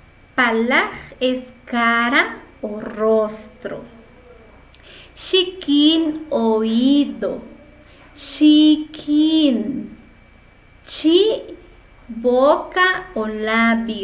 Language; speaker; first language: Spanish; non-native, local second language; Kʼicheʼ